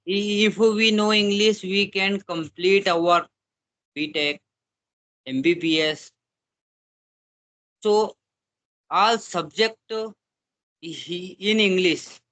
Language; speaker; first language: English; non-native, learner; Hindi